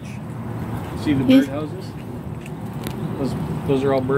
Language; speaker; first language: English; native; English